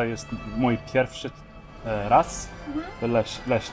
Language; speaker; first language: Polish; non-native, learner; Norwegian